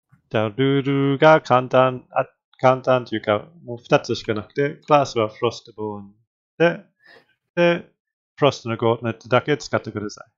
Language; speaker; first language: English; native; English